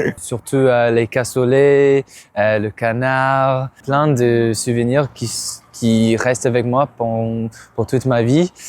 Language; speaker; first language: French; non-native, fluent; English